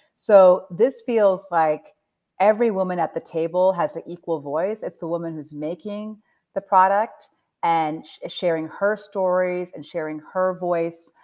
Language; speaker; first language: English; native; English